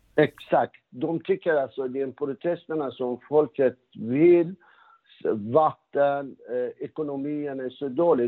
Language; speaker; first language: Swedish; non-native, fluent; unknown